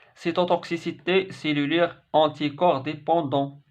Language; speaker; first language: French; non-native, local second language; Arabic